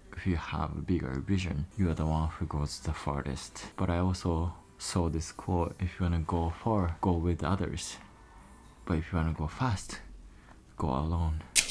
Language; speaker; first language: English; non-native, fluent; Japanese